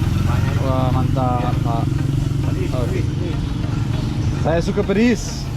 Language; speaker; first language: Indonesian; non-native, learner; English